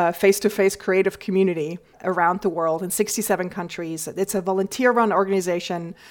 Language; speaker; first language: English; non-native, fluent; German